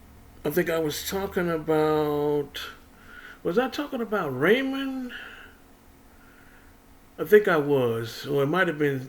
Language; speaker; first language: English; native; English